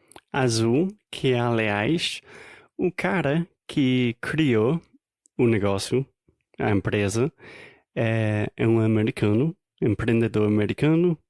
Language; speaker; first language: Portuguese; non-native, fluent; English